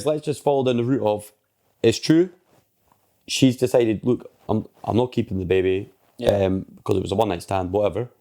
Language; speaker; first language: English; native; English